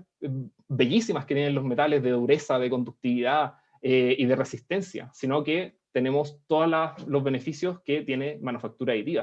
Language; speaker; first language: Spanish; native; Spanish